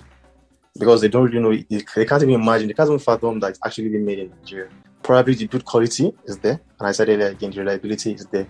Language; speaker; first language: English; non-native, local second language; Hausa